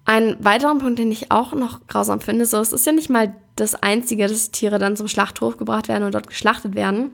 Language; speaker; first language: German; native; German